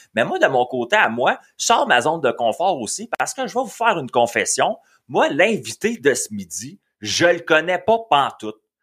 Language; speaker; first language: French; native; French